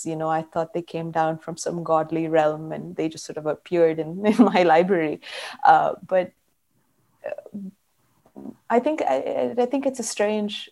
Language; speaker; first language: English; non-native, local second language; Kannada